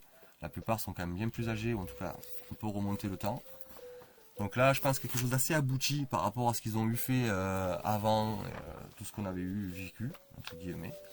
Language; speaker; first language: French; native; French